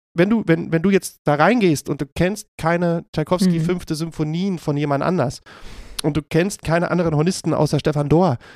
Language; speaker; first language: German; native; German